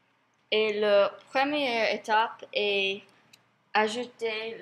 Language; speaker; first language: French; non-native, learner; English